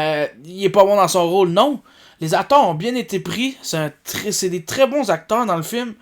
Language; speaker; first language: French; native; French